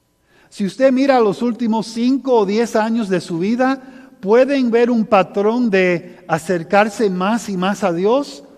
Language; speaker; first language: Spanish; early bilingual, heritage; Spanish